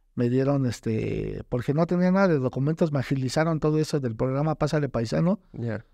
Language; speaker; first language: Spanish; native; Spanish